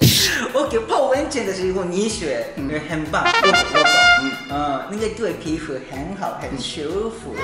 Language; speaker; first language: Chinese; non-native, fluent; Japanese